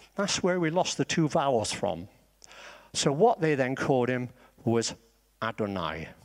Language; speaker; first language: English; native; English